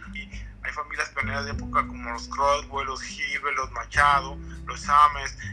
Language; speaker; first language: Spanish; native; Spanish